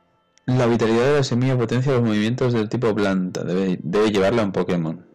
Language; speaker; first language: Spanish; native; Spanish